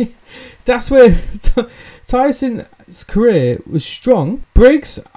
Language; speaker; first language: English; native; English